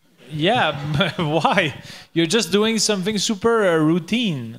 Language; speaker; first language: English; non-native, learner; French